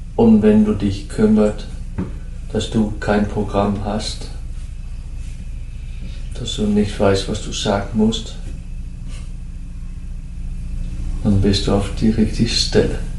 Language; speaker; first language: German; non-native, fluent; Dutch